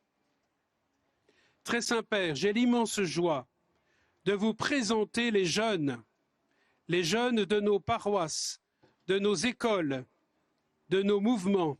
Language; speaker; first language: French; native; French